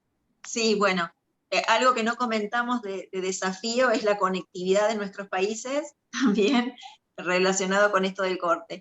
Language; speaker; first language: Spanish; native; Spanish